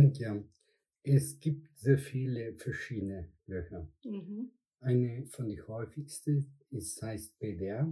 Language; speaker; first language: German; non-native, fluent; Spanish